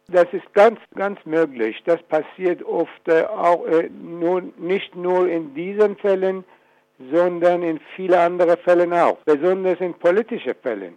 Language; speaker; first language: German; non-native, fluent; Persian